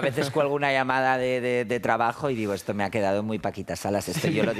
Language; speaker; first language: Spanish; native; Spanish